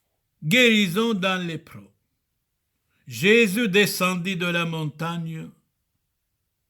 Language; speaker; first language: French; non-native, fluent; Turoyo